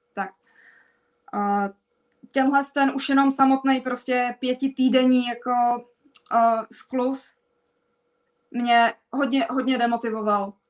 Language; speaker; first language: Czech; native; Czech